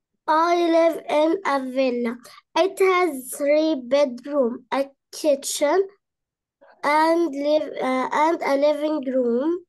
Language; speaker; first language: English; non-native, learner; Arabic